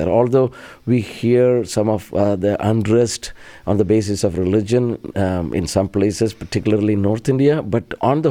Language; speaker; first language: English; non-native, local second language; Malayalam